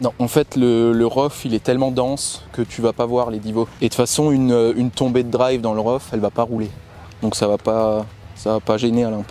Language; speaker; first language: French; native; French